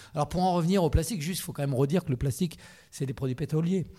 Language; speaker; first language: French; native; French